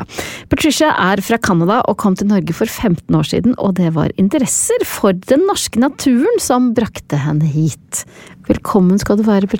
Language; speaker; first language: Norwegian; native; Norwegian